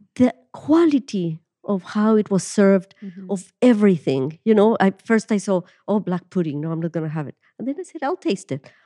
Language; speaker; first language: English; non-native, fluent; Spanish